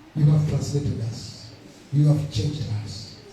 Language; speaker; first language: English; non-native, local second language; Swahili